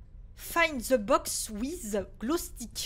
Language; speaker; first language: English; non-native, learner; French